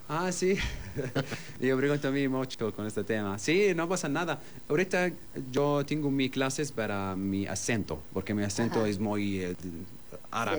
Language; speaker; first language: Spanish; non-native, learner; Arabic